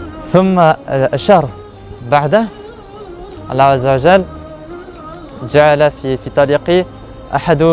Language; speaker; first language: Arabic; non-native, learner; French